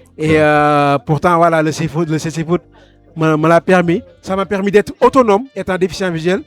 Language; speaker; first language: French; non-native, local second language; Wolof